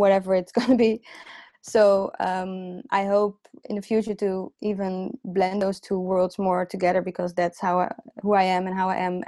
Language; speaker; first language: English; non-native, fluent; Dutch